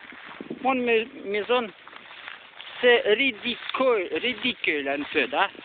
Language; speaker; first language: French; non-native, learner; Romanian